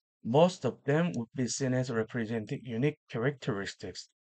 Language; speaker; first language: English; non-native, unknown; Korean